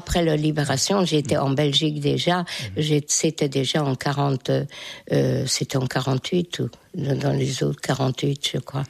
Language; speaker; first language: French; non-native, fluent; Hungarian